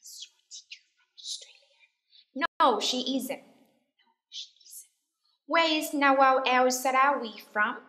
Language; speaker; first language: English; non-native, fluent; Vietnamese